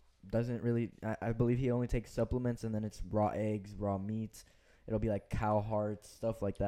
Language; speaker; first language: English; early bilingual, other home language; Spanish